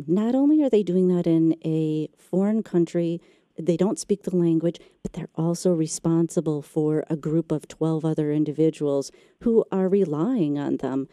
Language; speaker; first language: English; native; English